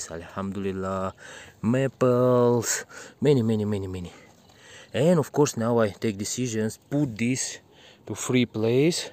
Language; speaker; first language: English; non-native, learner; Russian